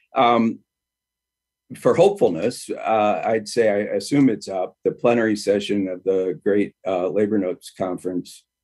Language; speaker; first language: English; native; English